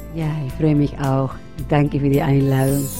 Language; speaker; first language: German; non-native, fluent; Spanish